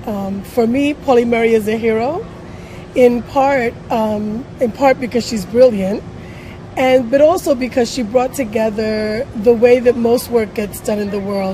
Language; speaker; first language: English; early bilingual, other home language; Spanish